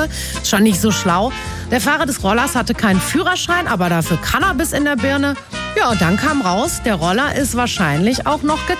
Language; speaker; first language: German; native; German